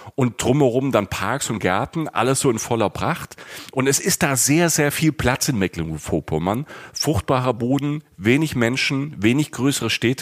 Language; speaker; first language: German; native; German